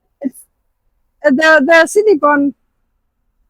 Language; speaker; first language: English; non-native, learner; Indonesian